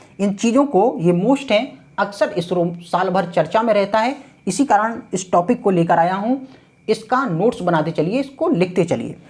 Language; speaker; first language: Hindi; native; Hindi